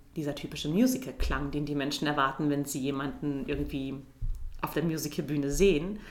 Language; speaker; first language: German; native; German